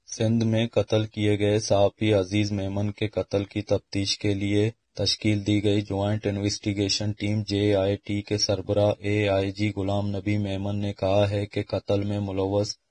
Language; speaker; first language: Urdu; non-native, local second language; Baluchi